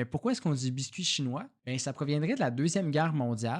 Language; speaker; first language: French; native; French